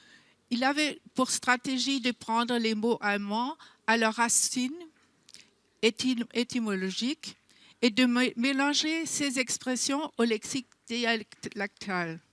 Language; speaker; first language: French; non-native, fluent; German